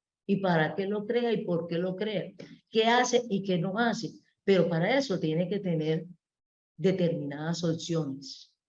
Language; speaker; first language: Spanish; native; Spanish